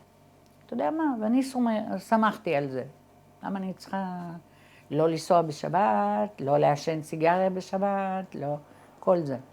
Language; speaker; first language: Hebrew; early bilingual, other home language; Arabic